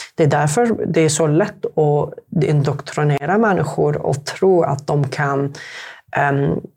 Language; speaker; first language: Swedish; non-native, fluent; Arabic